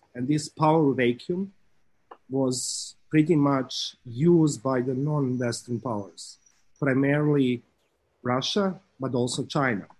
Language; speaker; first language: English; non-native, fluent; Serbian